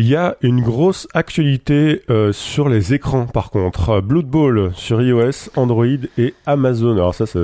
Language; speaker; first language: French; native; French